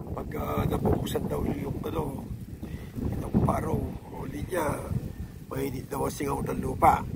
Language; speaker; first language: Filipino; non-native, local second language; Pampanga